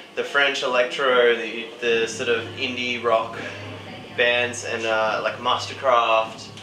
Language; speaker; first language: English; native; English